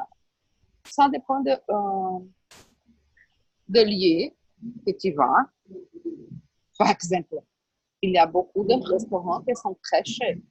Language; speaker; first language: French; non-native, learner; Portuguese